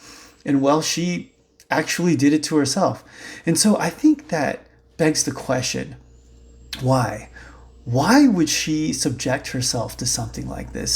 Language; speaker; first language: English; native; English